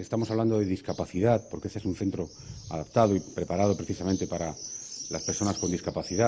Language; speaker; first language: Spanish; native; Spanish